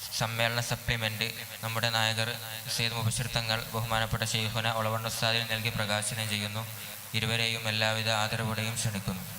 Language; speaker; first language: Malayalam; native; Malayalam